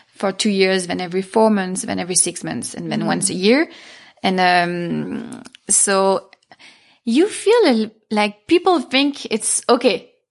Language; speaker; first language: English; non-native, fluent; French